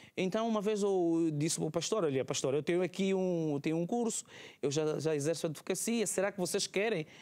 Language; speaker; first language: Portuguese; native; Portuguese